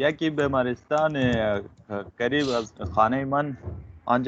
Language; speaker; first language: Persian; non-native, learner; Urdu